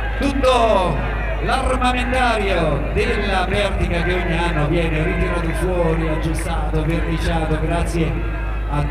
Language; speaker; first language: Italian; native; Italian